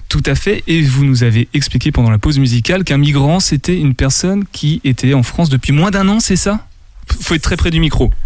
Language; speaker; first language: French; native; French